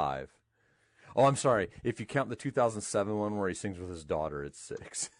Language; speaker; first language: English; native; English